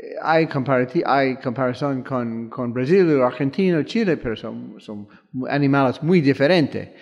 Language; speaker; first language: Spanish; non-native, fluent; English